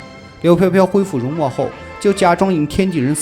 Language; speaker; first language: Chinese; native; Chinese